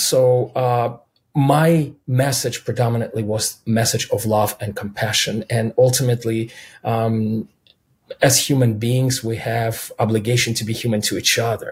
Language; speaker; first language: English; non-native, fluent; Russian